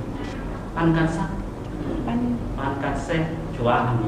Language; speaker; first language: Korean; non-native, learner; Vietnamese